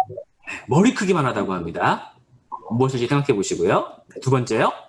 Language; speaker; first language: Korean; native; Korean